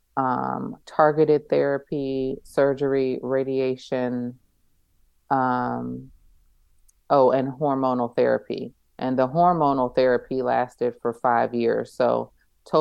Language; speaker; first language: English; native; English